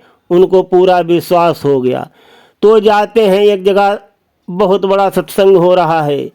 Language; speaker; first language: Hindi; native; Hindi